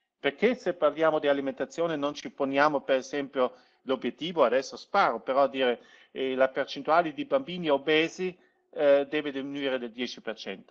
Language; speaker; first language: Italian; non-native, local second language; German